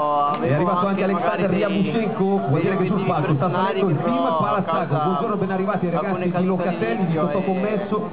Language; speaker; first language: Italian; native; Italian